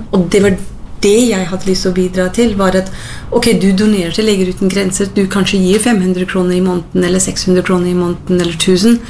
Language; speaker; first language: Norwegian; non-native, fluent; English